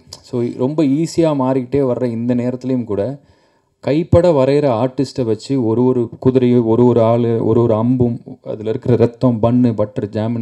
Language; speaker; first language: Tamil; native; Tamil